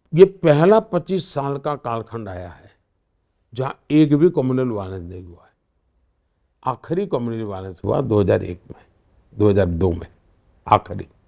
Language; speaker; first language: Hindi; non-native, local second language; Gujarati